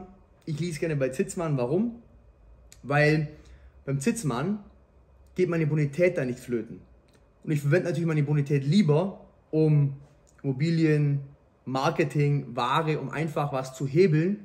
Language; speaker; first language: German; native; German